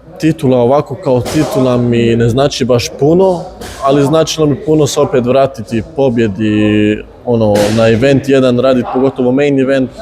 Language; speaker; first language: Bosnian; early bilingual, heritage; Bosnian